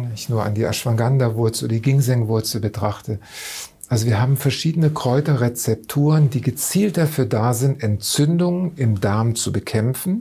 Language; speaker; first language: German; native; German